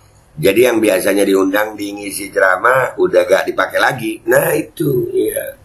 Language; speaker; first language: Indonesian; native; Indonesian